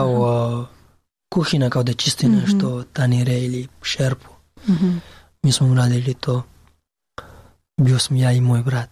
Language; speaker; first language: Serbian; non-native, learner; Pashto